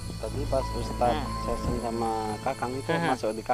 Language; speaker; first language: Indonesian; native; Indonesian